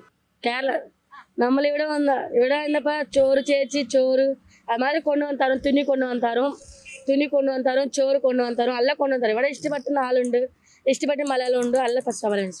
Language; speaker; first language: Malayalam; non-native, learner; Tamil